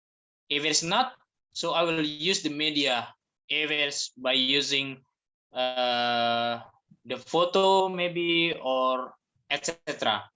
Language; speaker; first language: English; non-native, fluent; Indonesian